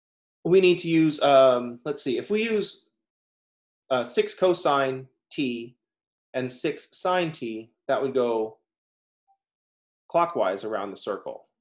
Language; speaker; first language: English; native; English